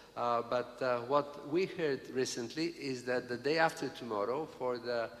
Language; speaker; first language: English; non-native, fluent; Bulgarian